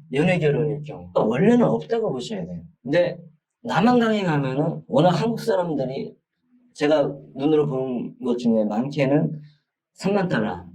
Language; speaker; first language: Korean; native; Korean